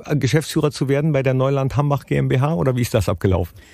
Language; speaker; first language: German; native; German